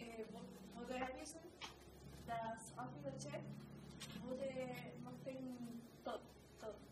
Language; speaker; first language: German; non-native, learner; Spanish